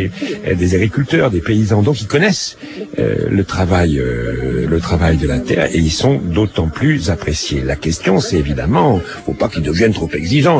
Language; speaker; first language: French; native; French